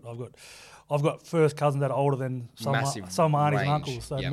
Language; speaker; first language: English; native; English